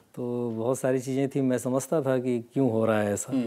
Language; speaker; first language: Hindi; native; Hindi